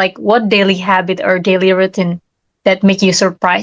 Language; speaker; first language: English; non-native, learner; Indonesian